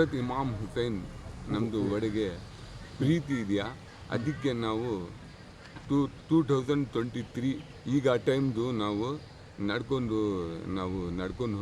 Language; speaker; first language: Kannada; non-native, local second language; Urdu